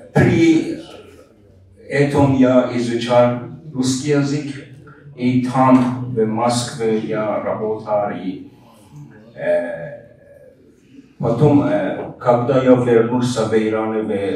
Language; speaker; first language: Russian; non-native, learner; Persian